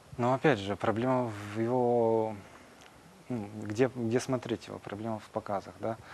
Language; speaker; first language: Russian; native; Russian